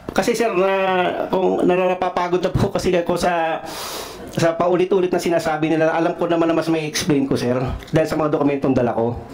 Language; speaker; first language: Filipino; non-native, local second language; Cebuano